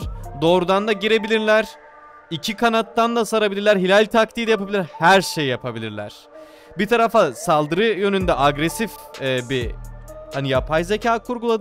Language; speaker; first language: Turkish; native; Turkish